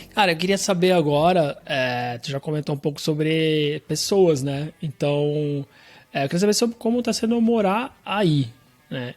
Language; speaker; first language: Portuguese; native; Portuguese